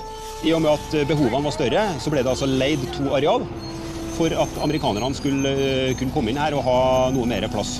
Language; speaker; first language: Norwegian; native; Norwegian